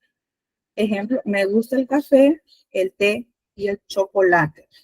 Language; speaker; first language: Spanish; native; Spanish